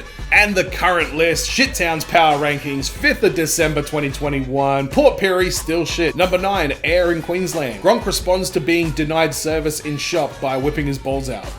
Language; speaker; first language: English; native; English